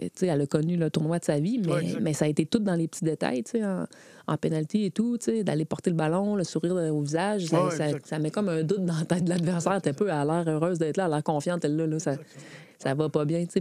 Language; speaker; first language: French; native; French